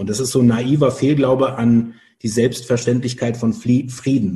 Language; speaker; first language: German; native; German